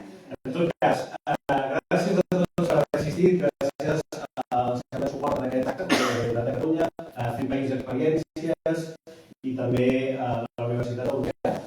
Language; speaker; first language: Catalan; native; Catalan